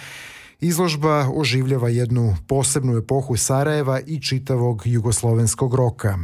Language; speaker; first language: Serbian; native; Serbian